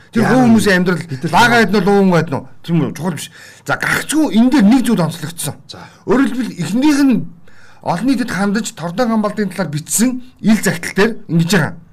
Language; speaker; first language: Mongolian; native; Mongolian